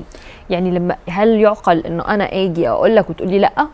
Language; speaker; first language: Arabic; native; Arabic